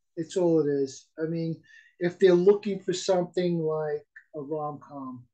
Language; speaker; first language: English; native; English